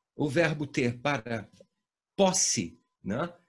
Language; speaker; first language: Portuguese; native; Portuguese